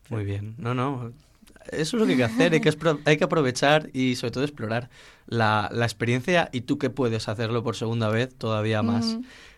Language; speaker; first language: Spanish; native; Spanish